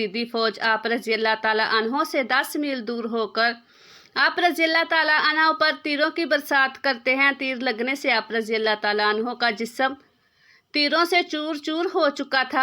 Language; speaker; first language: Urdu; native; Urdu